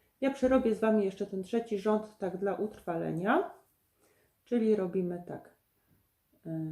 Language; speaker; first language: Polish; native; Polish